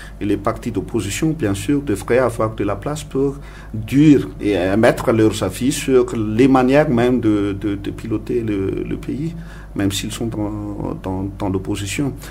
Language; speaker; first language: French; non-native, local second language; Malagasy